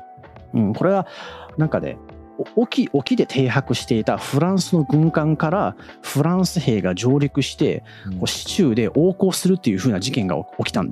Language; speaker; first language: Japanese; native; Japanese